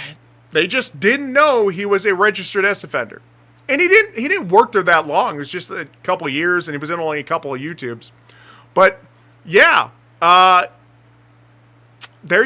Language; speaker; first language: English; native; English